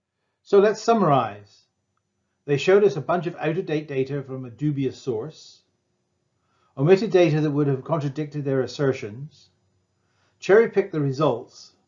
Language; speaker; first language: English; native; English